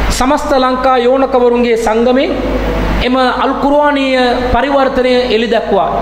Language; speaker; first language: Sinhala; non-native, local second language; Tamil